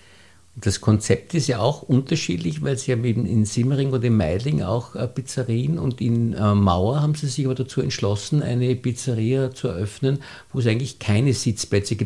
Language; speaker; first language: German; native; German